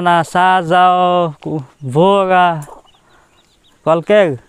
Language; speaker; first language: Portuguese; non-native, learner; Bangla